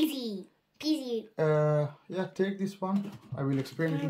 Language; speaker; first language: English; non-native, learner; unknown